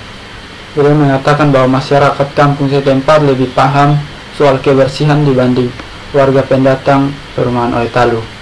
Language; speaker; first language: Indonesian; native; Indonesian